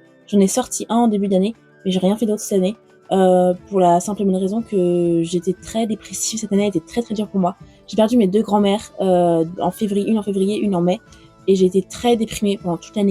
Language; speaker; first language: French; native; French